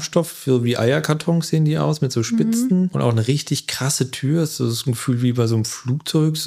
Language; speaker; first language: German; native; German